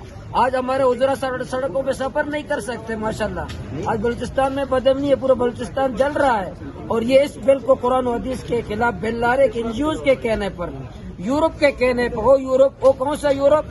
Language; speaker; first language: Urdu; non-native, local second language; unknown